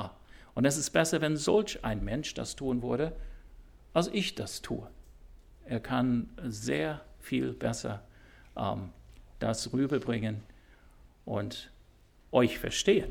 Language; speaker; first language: German; non-native, fluent; English